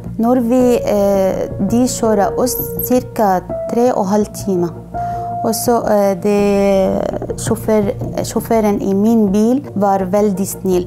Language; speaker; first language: Norwegian; non-native, learner; Arabic